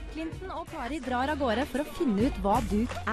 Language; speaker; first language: Norwegian; native; Norwegian